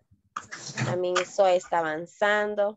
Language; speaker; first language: Spanish; native; Spanish